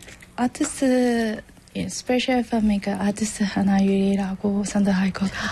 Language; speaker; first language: Korean; non-native, learner; Burmese